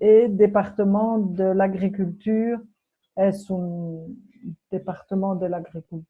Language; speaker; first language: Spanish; non-native, fluent; French